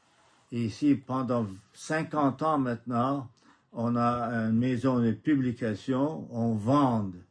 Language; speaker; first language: French; non-native, fluent; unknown